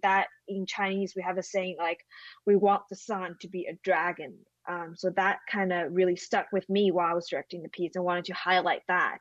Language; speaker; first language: English; non-native, fluent; Chinese